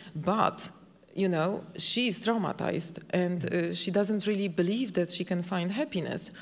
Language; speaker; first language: English; non-native, fluent; Polish